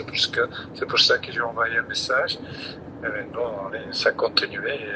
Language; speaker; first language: French; non-native, fluent; Dutch